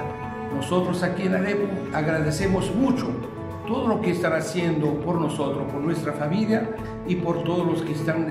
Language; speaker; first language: Spanish; non-native, fluent; Arabic